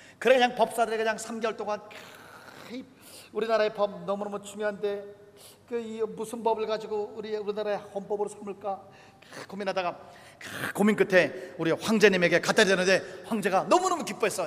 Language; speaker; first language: Korean; native; Korean